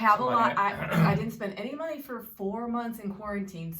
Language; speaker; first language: English; native; English